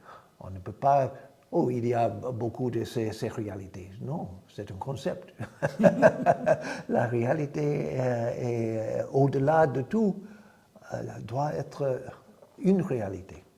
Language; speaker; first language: French; non-native, fluent; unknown